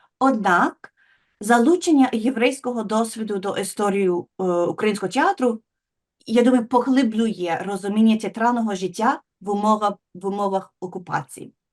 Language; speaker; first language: Ukrainian; non-native, fluent; English